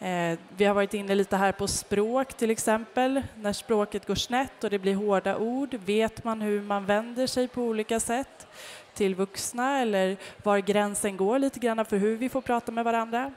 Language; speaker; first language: Swedish; native; Swedish